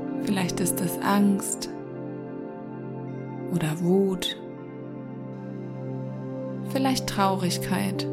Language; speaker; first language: German; native; German